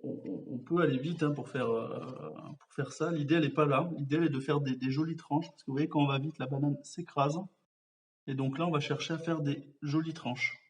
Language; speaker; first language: French; native; French